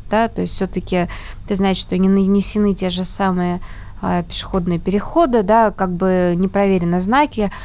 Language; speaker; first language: Russian; native; Russian